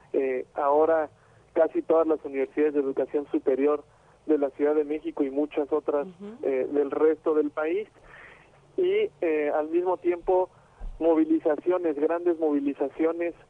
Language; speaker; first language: Spanish; native; Spanish